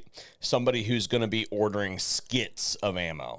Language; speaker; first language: English; native; English